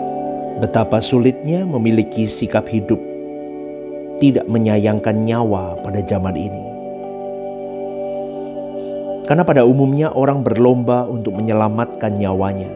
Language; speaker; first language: Indonesian; native; Indonesian